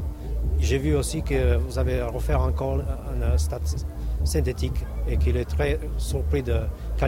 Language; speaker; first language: French; non-native, fluent; Czech